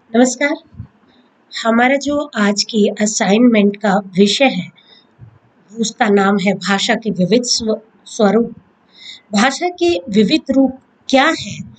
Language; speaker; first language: Hindi; native; Hindi